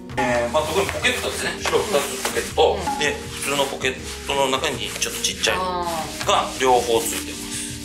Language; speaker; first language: Japanese; native; Japanese